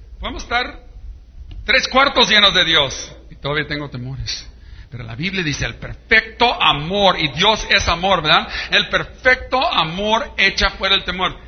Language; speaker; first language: Spanish; early bilingual, heritage; Spanish